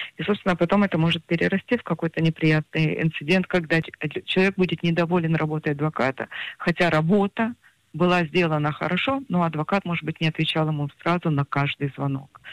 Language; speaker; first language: Russian; early bilingual, heritage; Russian